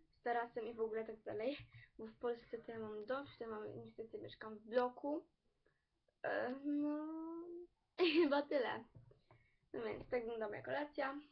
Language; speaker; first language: Polish; early bilingual, heritage; Polish